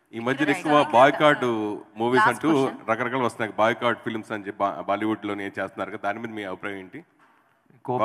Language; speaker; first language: Telugu; native; Telugu